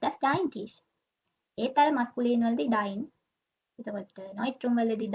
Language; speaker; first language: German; non-native, learner; Sinhala